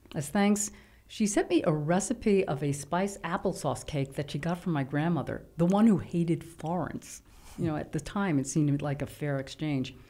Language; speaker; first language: English; native; English